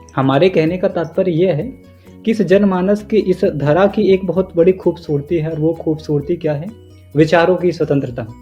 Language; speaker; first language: Hindi; native; Hindi